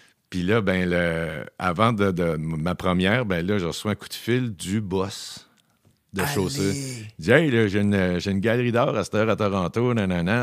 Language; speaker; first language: French; native; French